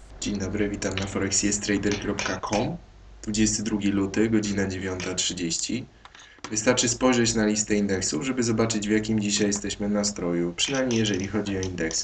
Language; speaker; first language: Polish; native; Polish